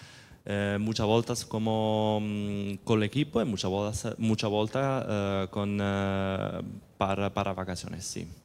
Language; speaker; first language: Spanish; non-native, learner; Italian